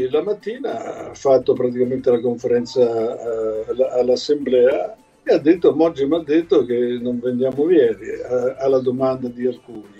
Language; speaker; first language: Italian; native; Italian